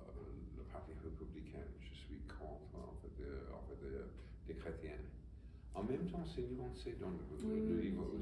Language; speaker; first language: French; non-native, fluent; English